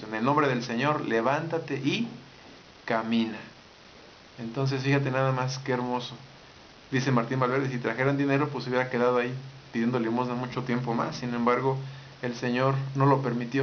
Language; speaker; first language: Spanish; native; Spanish